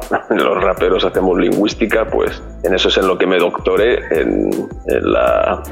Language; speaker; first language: Spanish; native; Spanish